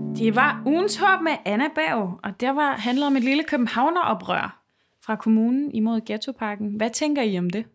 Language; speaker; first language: Danish; native; Danish